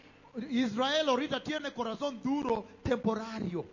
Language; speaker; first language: Spanish; non-native, learner; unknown